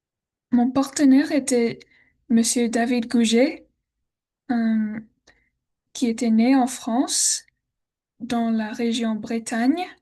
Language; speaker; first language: French; non-native, learner; English